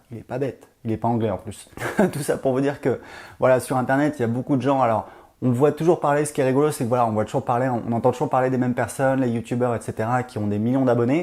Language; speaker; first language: French; native; French